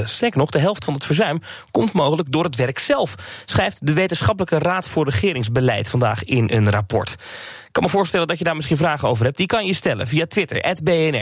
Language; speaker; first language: Dutch; native; Dutch